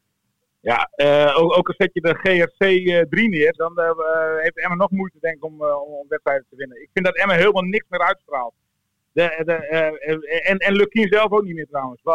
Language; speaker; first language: Dutch; native; Dutch